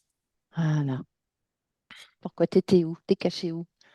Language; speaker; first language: French; native; French